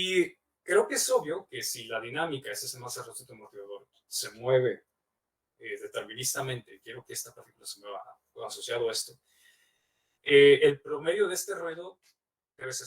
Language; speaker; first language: Spanish; native; Spanish